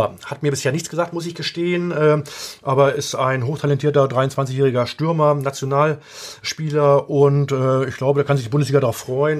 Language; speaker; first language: German; native; German